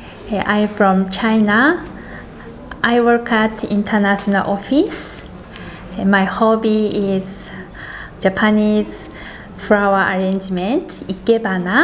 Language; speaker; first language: English; non-native, fluent; Chinese